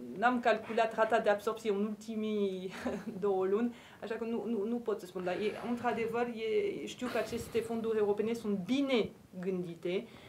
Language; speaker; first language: Romanian; non-native, fluent; French